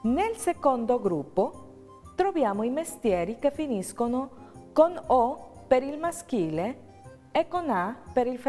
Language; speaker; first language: Italian; non-native, fluent; Spanish